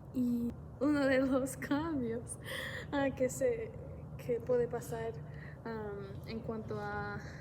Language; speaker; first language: Spanish; non-native, fluent; English